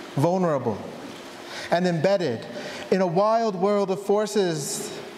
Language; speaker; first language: English; native; English